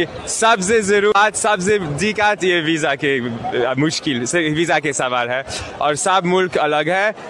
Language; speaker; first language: Hindi; non-native, learner; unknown